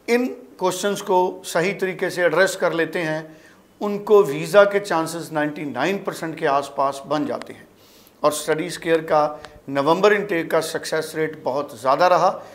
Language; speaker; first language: Hindi; non-native, local second language; Punjabi